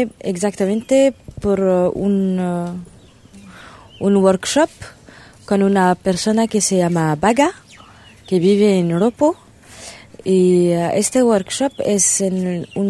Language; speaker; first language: Spanish; non-native, learner; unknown